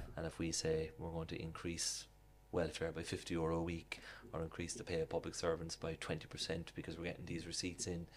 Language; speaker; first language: English; native; English